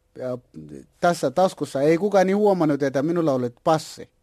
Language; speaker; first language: Finnish; non-native, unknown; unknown